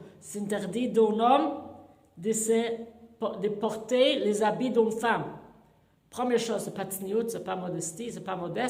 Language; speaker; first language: French; non-native, fluent; English